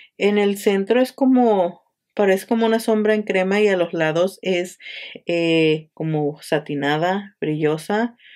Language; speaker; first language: Spanish; early bilingual, heritage; Spanish